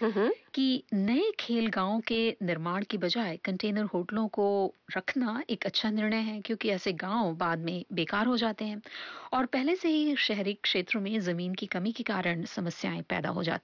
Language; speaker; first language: Hindi; native; Hindi